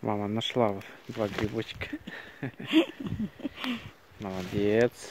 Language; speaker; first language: Russian; native; Russian